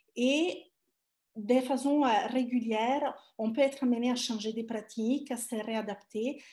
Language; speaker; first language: French; non-native, fluent; Italian